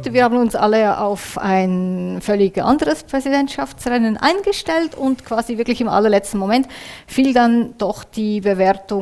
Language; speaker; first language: German; native; German